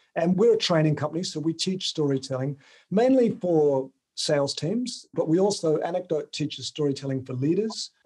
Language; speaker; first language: English; native; English